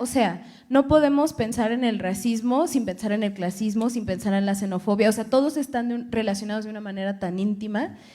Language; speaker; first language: Spanish; early bilingual, other home language; English